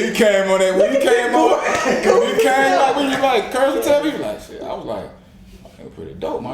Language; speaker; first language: English; native; English